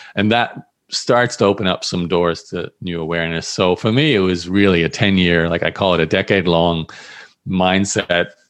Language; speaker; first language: English; native; English